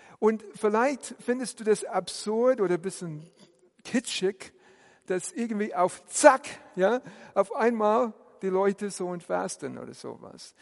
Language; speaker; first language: German; non-native, fluent; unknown